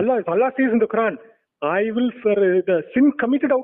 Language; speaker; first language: English; non-native, local second language; Tamil